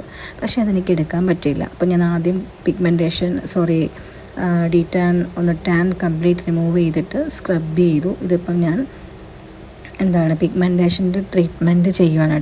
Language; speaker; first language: Malayalam; native; Malayalam